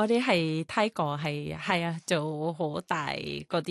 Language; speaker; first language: Cantonese; non-native, fluent; Thai